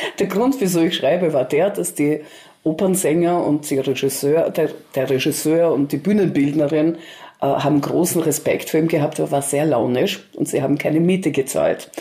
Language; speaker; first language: German; early bilingual, other home language; Russian